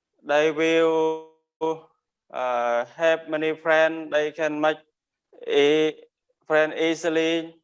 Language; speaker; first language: English; non-native, learner; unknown